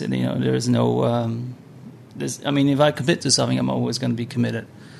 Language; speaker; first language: English; non-native, fluent; Samoan